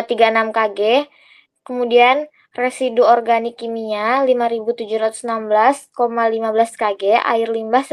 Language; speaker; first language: Indonesian; native; Indonesian